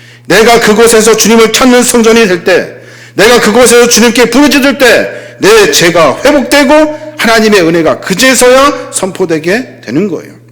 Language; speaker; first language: Korean; native; Korean